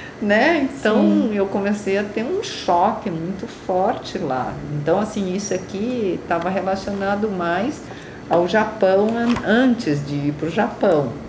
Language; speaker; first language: Portuguese; native; Portuguese